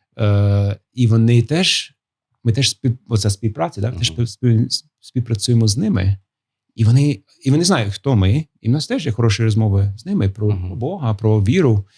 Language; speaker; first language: Ukrainian; non-native, fluent; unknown